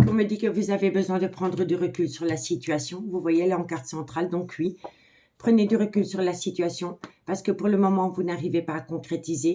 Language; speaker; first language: French; native; French